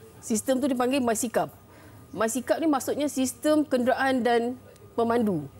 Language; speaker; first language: Malay; native; Malay